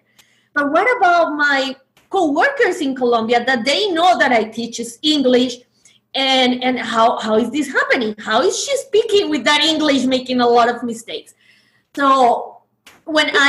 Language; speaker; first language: English; non-native, fluent; Spanish